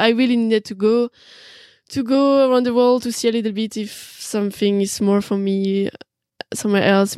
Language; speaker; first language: English; non-native, fluent; French